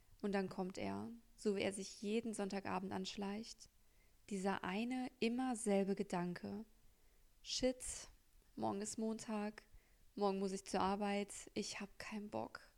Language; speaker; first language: German; native; German